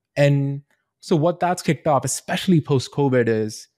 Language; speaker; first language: English; native; English